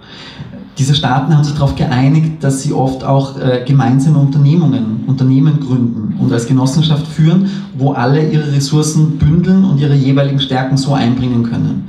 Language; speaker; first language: German; native; German